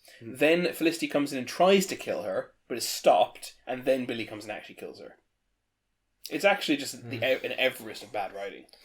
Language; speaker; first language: English; native; English